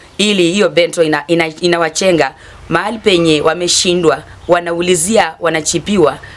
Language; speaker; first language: Swahili; non-native, local second language; Luyia